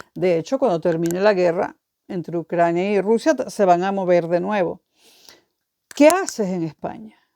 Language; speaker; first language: Spanish; native; Spanish